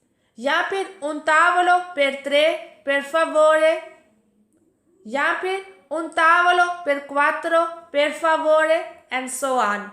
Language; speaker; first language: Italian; non-native, fluent; Urdu